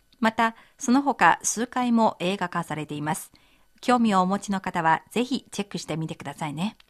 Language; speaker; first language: Japanese; non-native, fluent; Chinese